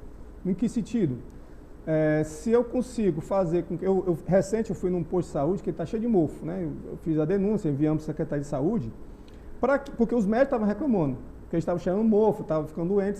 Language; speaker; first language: Portuguese; native; Portuguese